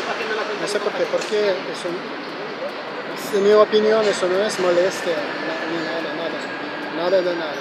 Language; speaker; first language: Spanish; non-native, learner; Ukrainian